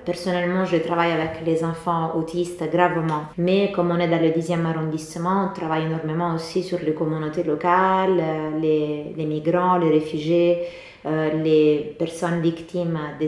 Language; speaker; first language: French; non-native, fluent; Italian